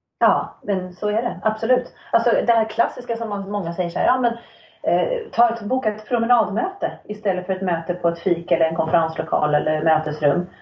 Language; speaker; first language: Swedish; native; Swedish